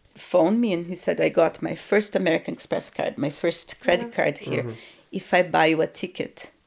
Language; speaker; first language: English; non-native, fluent; Portuguese